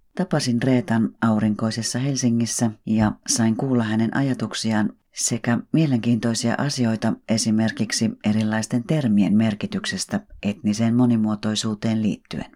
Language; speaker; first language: Finnish; native; Finnish